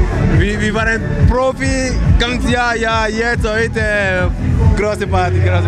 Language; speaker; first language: German; non-native, learner; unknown